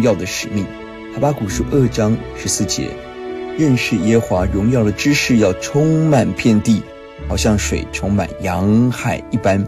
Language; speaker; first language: Chinese; native; Chinese